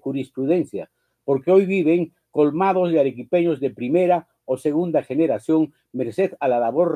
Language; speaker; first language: Spanish; native; Spanish